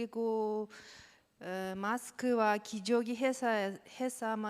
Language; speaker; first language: Korean; non-native, learner; Russian